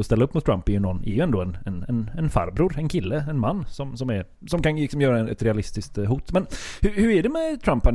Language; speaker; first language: Swedish; native; Swedish